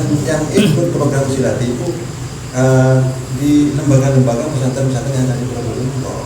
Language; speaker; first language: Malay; non-native, local second language; Javanese